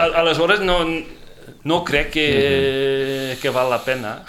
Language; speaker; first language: Catalan; non-native, fluent; Dutch